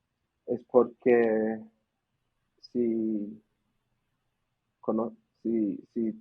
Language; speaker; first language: Spanish; non-native, learner; English